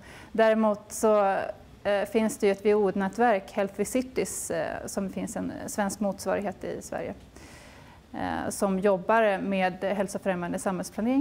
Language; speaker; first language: Swedish; native; Swedish